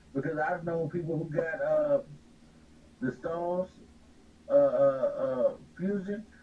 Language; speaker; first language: English; native; English